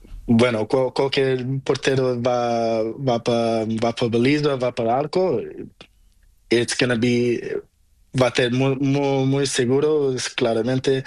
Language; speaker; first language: Spanish; non-native, learner; Portuguese